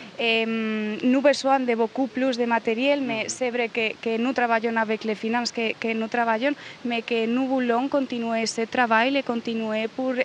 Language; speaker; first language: French; non-native, learner; Spanish